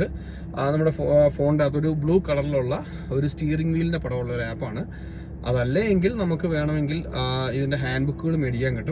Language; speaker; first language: Malayalam; native; Malayalam